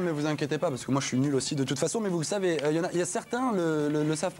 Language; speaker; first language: French; native; French